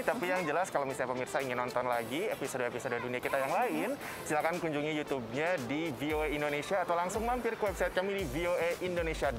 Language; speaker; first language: Indonesian; native; Indonesian